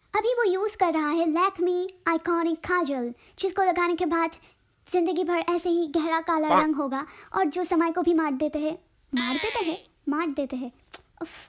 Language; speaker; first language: Hindi; non-native, local second language; Bangla